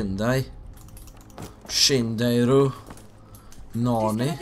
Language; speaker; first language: English; non-native, fluent; Swedish